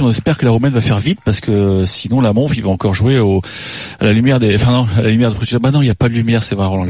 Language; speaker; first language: French; native; French